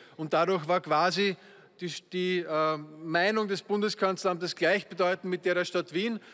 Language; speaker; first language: German; native; German